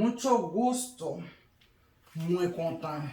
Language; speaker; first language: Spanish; non-native, learner; Haitian Creole